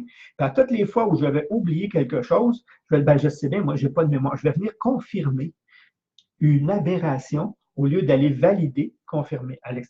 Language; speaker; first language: French; native; French